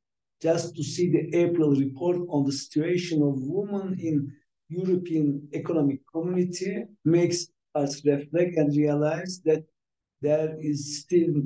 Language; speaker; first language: English; non-native, fluent; Turkish